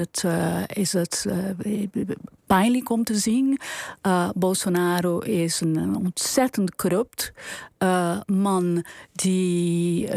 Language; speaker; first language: Dutch; non-native, fluent; Portuguese